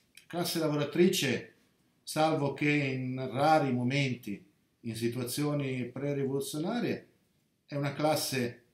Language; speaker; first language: Italian; native; Italian